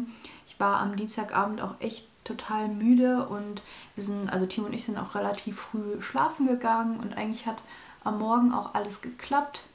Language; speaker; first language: German; native; German